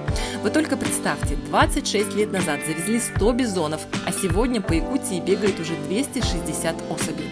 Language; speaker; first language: Russian; native; Russian